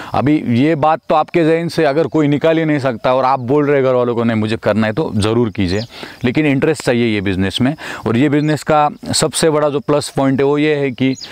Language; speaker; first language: Hindi; non-native, local second language; Marathi